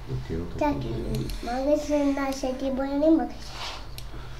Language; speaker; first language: Polish; early bilingual, heritage; Polish